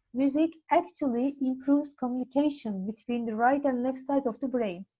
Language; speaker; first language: English; non-native, fluent; Turkish